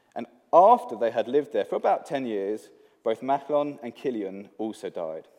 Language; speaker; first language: English; native; English